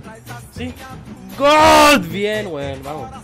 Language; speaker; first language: Spanish; native; Spanish